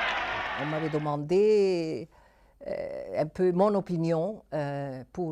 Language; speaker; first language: French; non-native, fluent; Italian